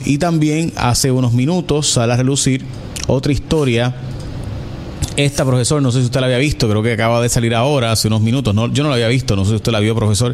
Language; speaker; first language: Spanish; native; Spanish